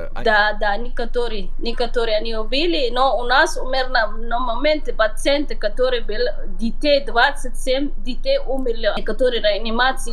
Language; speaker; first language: Russian; non-native, learner; Somali